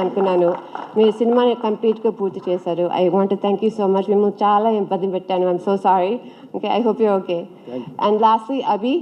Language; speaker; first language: Telugu; early bilingual, heritage; Telugu